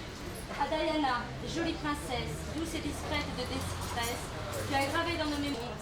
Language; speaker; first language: French; native; French